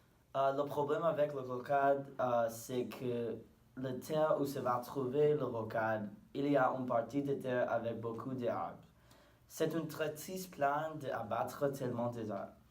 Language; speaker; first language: French; non-native, learner; English